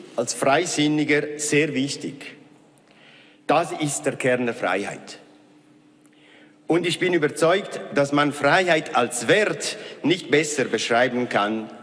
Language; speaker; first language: German; non-native, local second language; Italian